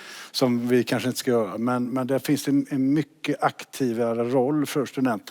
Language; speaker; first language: Swedish; native; Swedish